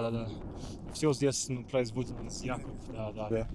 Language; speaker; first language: Russian; non-native, learner; English